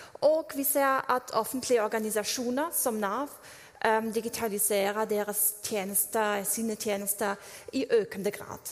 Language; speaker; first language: Norwegian; non-native, fluent; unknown